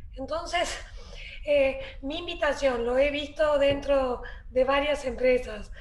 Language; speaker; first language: Spanish; native; Spanish